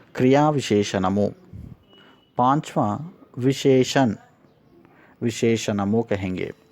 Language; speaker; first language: Hindi; non-native, local second language; Telugu